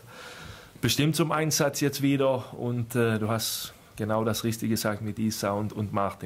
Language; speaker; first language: German; non-native, fluent; Swedish